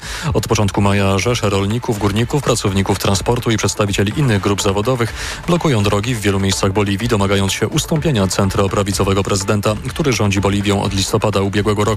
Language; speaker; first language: Polish; native; Polish